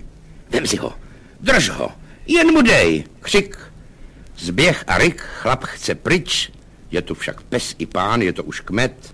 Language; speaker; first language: Czech; native; Czech